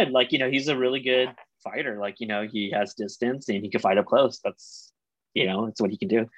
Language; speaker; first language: English; native; English